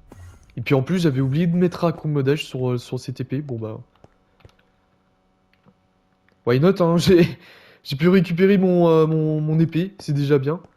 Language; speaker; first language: French; native; French